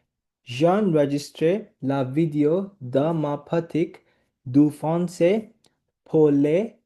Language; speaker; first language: French; non-native, learner; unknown